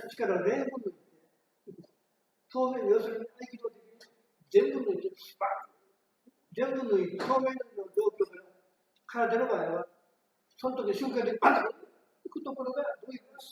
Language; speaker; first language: Japanese; native; Japanese